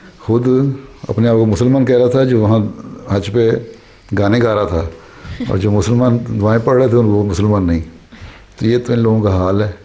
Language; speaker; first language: Urdu; native; Urdu